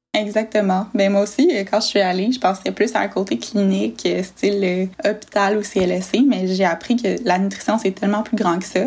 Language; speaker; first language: French; native; French